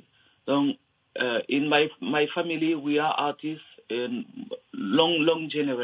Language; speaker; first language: English; non-native, learner; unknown